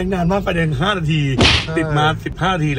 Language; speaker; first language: Thai; native; Thai